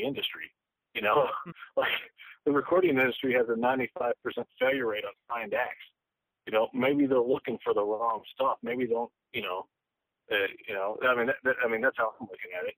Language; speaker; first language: English; native; English